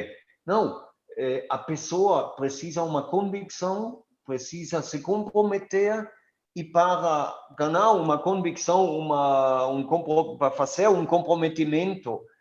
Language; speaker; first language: Portuguese; non-native, fluent; German